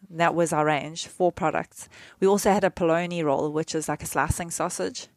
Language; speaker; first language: English; native; English